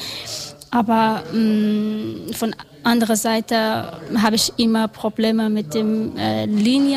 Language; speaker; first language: German; non-native, learner; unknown